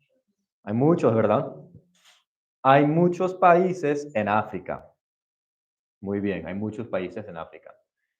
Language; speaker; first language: Spanish; non-native, fluent; English